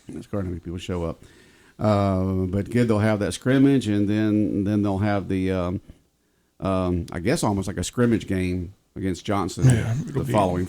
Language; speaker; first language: English; native; English